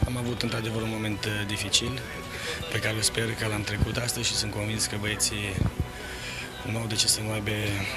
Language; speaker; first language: Romanian; native; Romanian